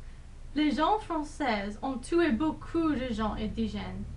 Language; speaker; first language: French; non-native, learner; English